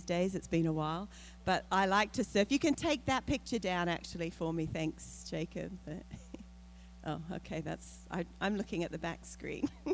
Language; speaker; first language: English; native; English